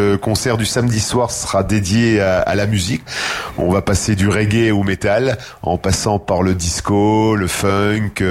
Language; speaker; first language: French; native; French